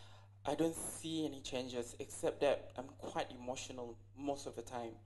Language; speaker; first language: English; non-native, local second language; Malay